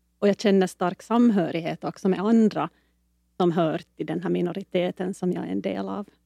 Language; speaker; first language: Swedish; native; Swedish